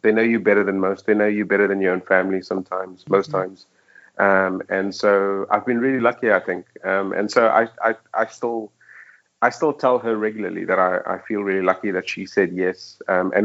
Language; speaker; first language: English; native; English